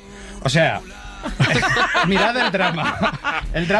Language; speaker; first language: Spanish; native; Spanish